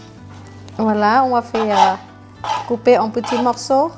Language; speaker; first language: French; non-native, learner; Thai